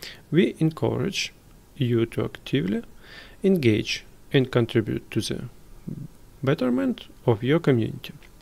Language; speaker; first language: English; non-native, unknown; Ukrainian